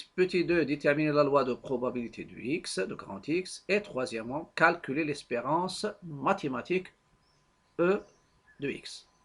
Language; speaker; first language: French; non-native, local second language; Arabic